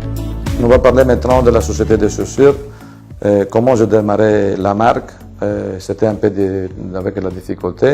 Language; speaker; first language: French; non-native, fluent; Italian